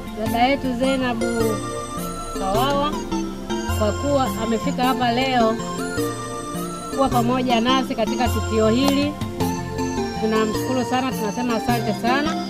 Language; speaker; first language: Swahili; native; Swahili